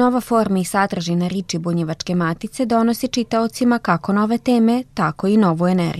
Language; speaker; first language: Serbian; native; Serbian